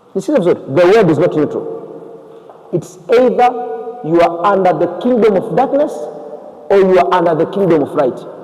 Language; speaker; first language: English; non-native, local second language; Swahili